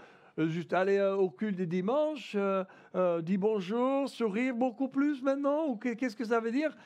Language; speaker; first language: French; non-native, fluent; English